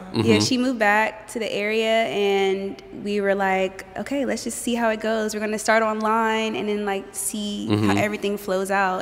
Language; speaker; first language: English; native; English